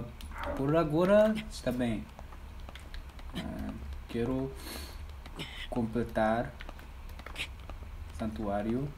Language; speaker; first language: Portuguese; non-native, learner; English